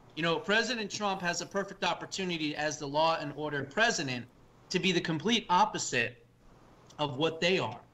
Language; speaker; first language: English; native; English